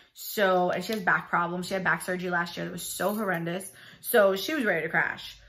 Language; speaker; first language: English; native; English